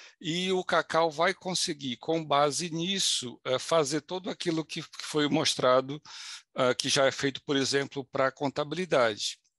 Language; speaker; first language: Portuguese; native; Portuguese